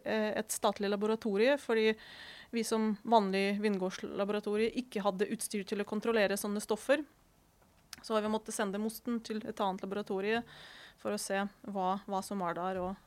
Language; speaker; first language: Norwegian; non-native, fluent; Ukrainian